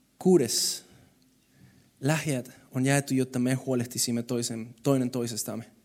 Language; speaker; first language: Finnish; non-native, fluent; Spanish